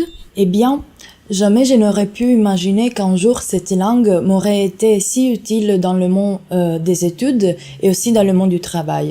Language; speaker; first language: French; non-native, fluent; Italian